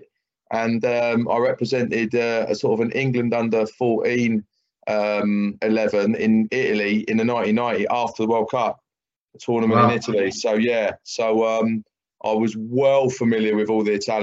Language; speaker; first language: English; native; English